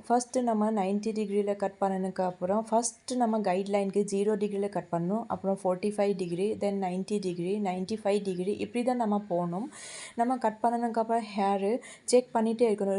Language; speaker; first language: Tamil; non-native, fluent; Assamese